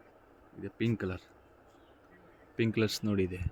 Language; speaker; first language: Kannada; non-native, local second language; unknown